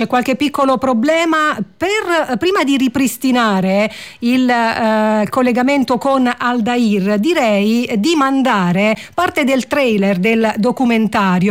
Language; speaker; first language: Italian; native; Italian